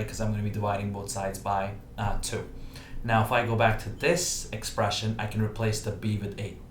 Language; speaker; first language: English; native; English